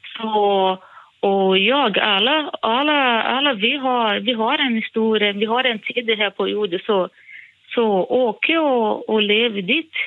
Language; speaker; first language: Swedish; non-native, fluent; Portuguese